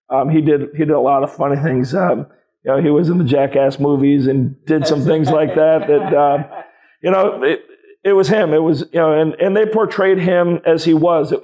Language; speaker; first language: English; native; English